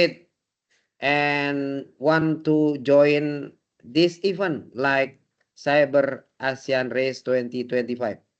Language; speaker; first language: English; non-native, learner; Indonesian